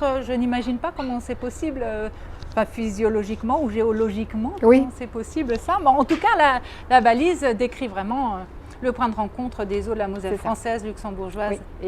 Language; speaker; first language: French; native; French